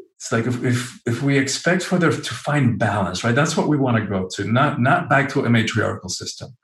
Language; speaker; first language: English; early bilingual, other home language; Spanish